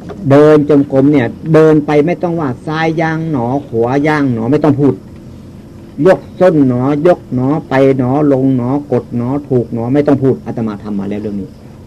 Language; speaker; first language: Thai; native; Thai